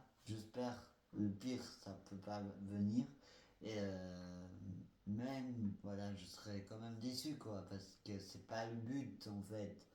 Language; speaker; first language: French; non-native, fluent; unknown